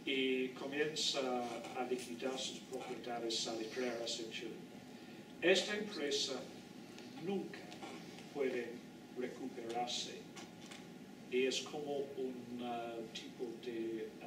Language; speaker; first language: Spanish; non-native, fluent; English